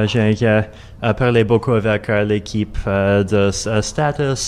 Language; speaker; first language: French; non-native, learner; Russian